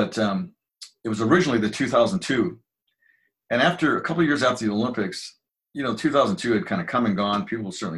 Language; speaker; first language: English; native; English